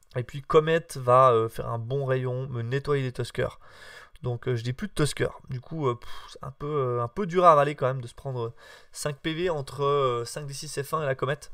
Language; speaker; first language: French; native; French